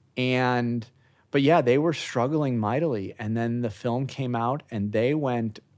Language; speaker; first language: English; native; English